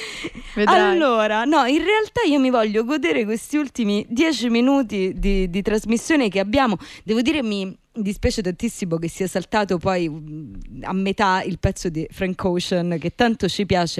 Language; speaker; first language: Italian; native; Italian